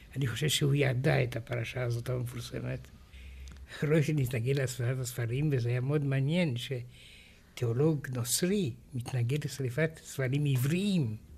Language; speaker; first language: Hebrew; non-native, fluent; Romanian